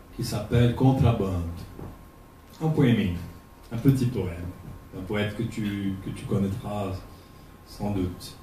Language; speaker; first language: French; non-native, fluent; Portuguese